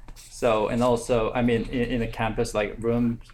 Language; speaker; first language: English; non-native, fluent; Korean